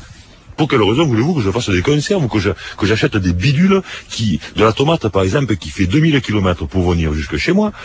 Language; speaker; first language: French; native; French